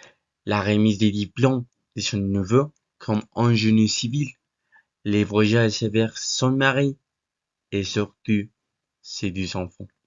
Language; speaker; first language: French; non-native, learner; Spanish